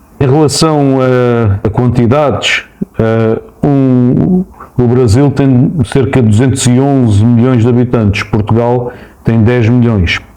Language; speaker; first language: Portuguese; native; Portuguese